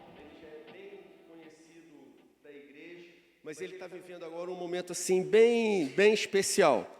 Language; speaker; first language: Portuguese; native; Portuguese